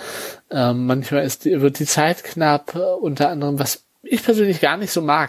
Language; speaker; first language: German; native; German